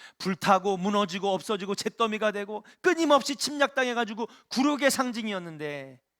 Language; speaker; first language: Korean; native; Korean